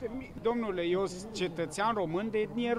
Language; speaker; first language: Romanian; non-native, local second language; Romany